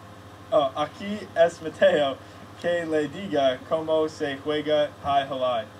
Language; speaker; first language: Spanish; non-native, learner; English